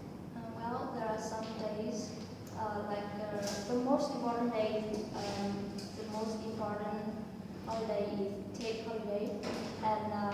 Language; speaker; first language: English; non-native, fluent; Vietnamese